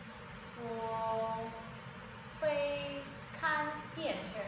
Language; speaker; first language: Chinese; non-native, learner; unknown